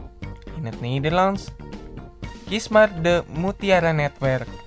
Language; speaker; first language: Dutch; non-native, learner; Indonesian